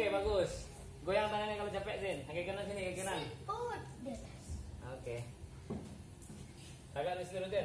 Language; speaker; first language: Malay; non-native, local second language; Minangkabau